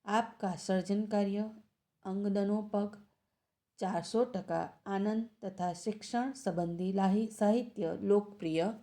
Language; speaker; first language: Hindi; non-native, local second language; Gujarati